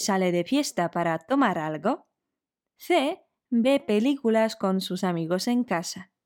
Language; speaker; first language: Spanish; non-native, fluent; Polish